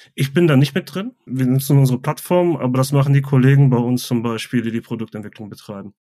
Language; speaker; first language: German; native; German